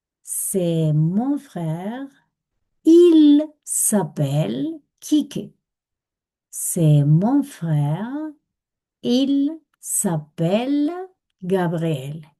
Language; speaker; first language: French; non-native, fluent; Spanish